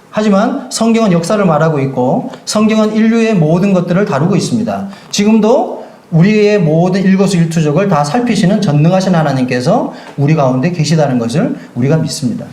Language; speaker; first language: Korean; native; Korean